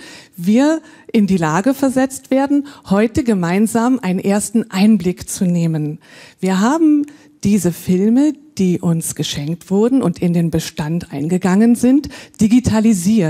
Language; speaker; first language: German; native; German